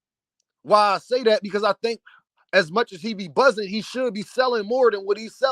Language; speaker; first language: English; native; English